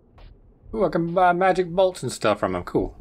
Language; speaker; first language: English; native; English